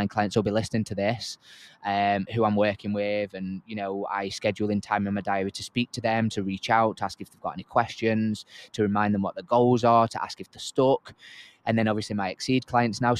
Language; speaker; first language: English; native; English